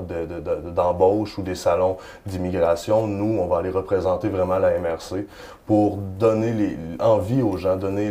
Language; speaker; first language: French; native; French